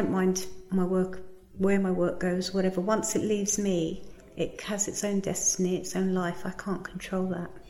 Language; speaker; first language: English; native; English